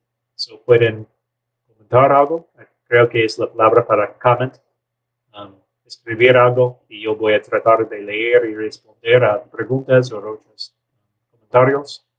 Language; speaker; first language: Spanish; non-native, learner; English